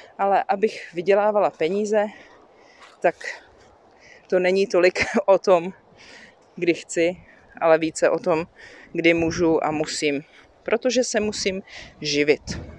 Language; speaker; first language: Czech; native; Czech